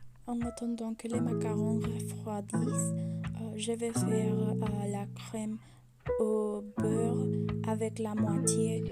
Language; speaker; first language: French; non-native, learner; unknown